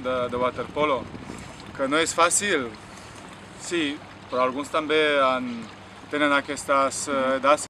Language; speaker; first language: Catalan; non-native, fluent; Romanian